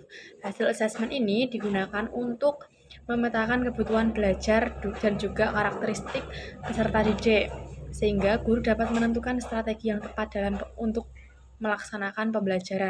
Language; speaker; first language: Indonesian; native; Indonesian